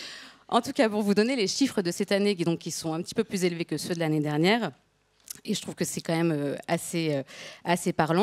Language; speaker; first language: French; native; French